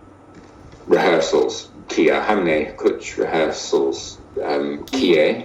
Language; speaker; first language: Hindi; non-native, learner; English